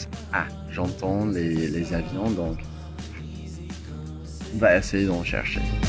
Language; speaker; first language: French; non-native, fluent; English